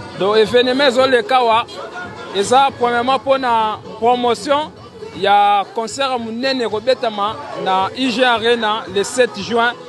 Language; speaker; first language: Lingala; native; Lingala